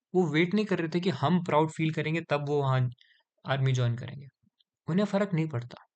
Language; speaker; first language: Hindi; native; Hindi